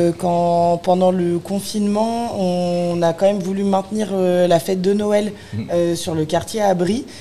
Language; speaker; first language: French; native; French